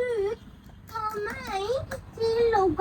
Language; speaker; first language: Norwegian; early bilingual, other home language; Gujarati